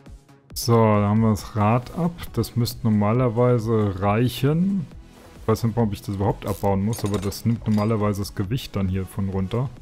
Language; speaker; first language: German; native; German